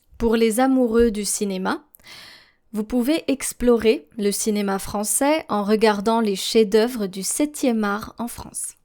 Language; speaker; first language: French; native; French